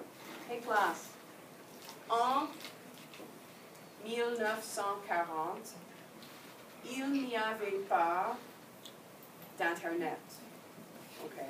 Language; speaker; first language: French; non-native, fluent; English